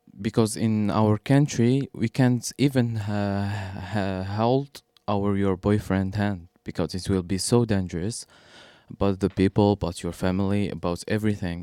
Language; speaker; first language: English; non-native, learner; Arabic